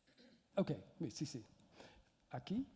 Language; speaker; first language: Spanish; non-native, learner; English